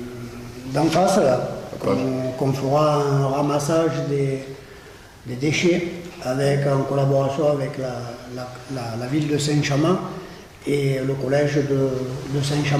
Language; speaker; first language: French; native; French